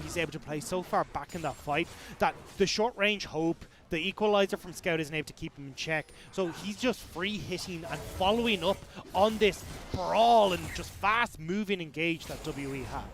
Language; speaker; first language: English; native; English